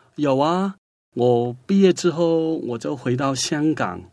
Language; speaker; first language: Chinese; non-native, local second language; Cantonese